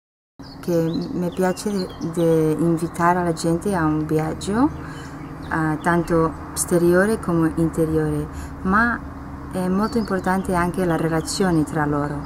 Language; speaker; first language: Italian; non-native, fluent; Spanish